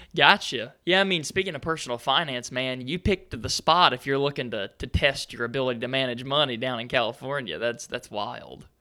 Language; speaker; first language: English; native; English